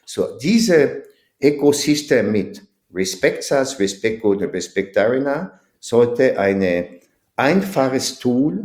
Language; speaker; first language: German; non-native, fluent; French